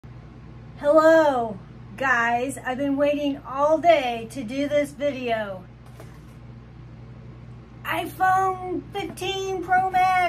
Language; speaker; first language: English; native; English